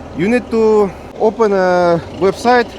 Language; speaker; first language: English; non-native, learner; Russian